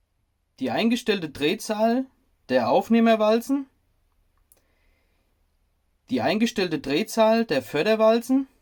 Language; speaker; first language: German; native; German